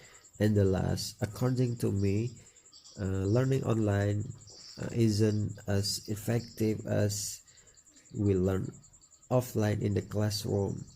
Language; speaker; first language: English; non-native, learner; Indonesian